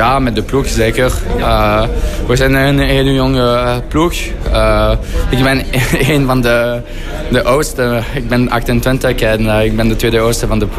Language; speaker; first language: Dutch; non-native, fluent; French